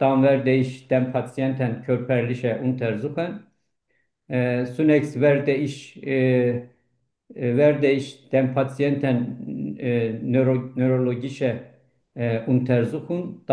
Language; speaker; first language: German; non-native, learner; Turkish